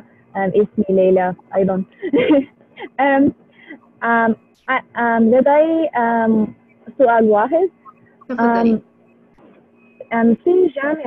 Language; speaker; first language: Arabic; non-native, learner; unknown